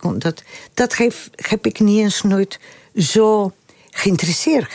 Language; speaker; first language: Dutch; non-native, fluent; Spanish